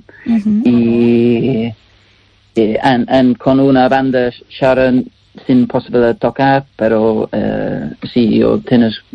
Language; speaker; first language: Spanish; non-native, learner; English